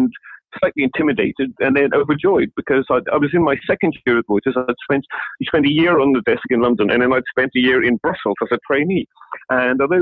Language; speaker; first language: English; native; English